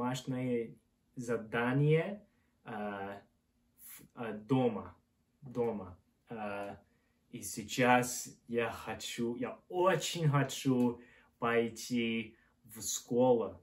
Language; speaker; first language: Russian; non-native, learner; English